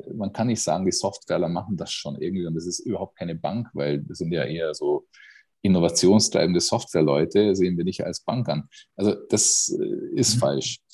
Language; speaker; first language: German; non-native, fluent; Hungarian